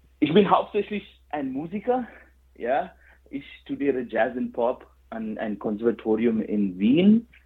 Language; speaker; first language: German; non-native, fluent; Kannada